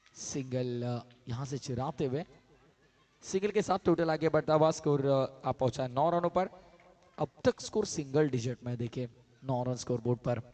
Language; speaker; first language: Hindi; non-native, local second language; Marathi